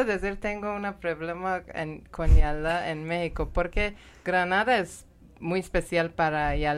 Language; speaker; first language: Spanish; non-native, learner; Persian